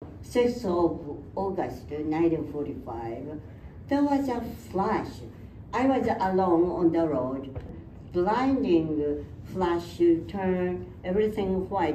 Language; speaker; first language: English; non-native, fluent; Japanese